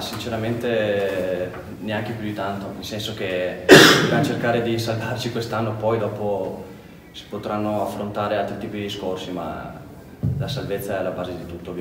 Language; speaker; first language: Italian; native; Italian